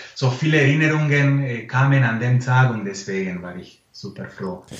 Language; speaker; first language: German; non-native, fluent; Spanish